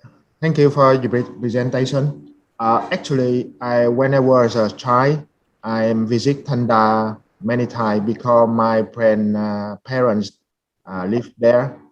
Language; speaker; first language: English; non-native, fluent; Vietnamese